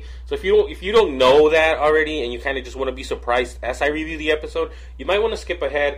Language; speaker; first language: English; native; English